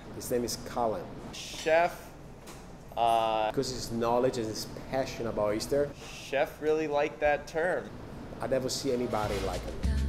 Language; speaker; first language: English; non-native, fluent; Italian